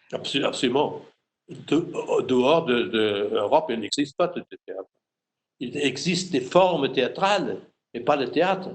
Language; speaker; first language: French; non-native, fluent; German